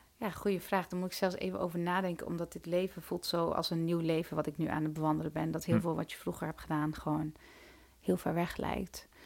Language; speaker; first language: Dutch; early bilingual, other home language; Turkish